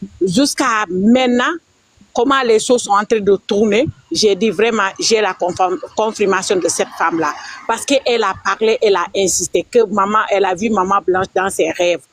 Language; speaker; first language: French; non-native, local second language; Wolof